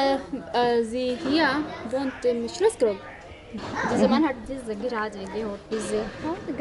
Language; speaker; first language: German; non-native, learner; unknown